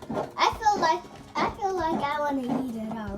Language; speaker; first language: English; native; English